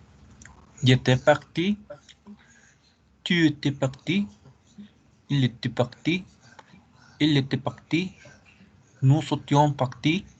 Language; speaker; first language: French; non-native, learner; Spanish